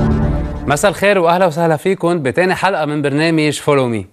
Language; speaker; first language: Arabic; native; Arabic